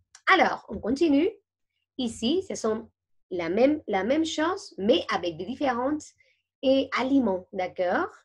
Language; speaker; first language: French; non-native, fluent; Spanish